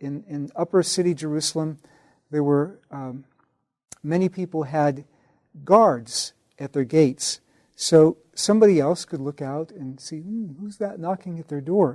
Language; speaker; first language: English; native; English